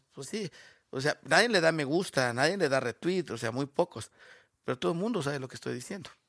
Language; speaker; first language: Spanish; native; Spanish